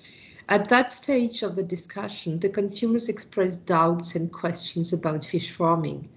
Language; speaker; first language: English; non-native, fluent; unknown